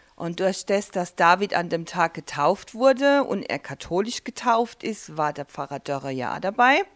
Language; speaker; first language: German; native; German